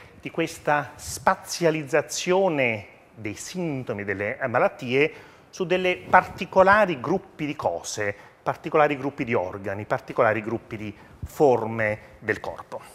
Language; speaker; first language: Italian; native; Italian